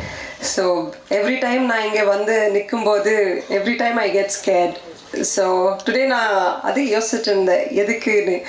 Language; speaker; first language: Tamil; non-native, local second language; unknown